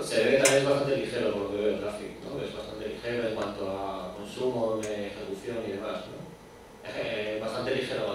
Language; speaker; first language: Spanish; native; Spanish